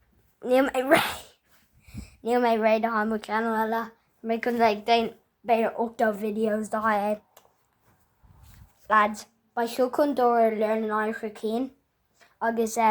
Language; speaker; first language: Irish; non-native, local second language; English